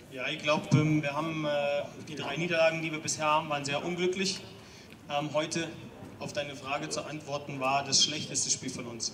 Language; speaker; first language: German; native; German